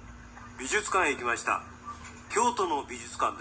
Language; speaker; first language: Japanese; non-native, learner; Filipino